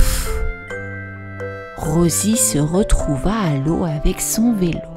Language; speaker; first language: French; native; French